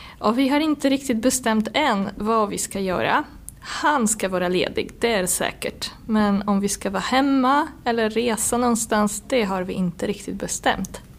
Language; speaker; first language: Swedish; native; Swedish